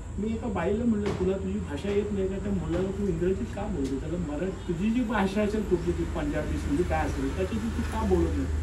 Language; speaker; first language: Marathi; native; Marathi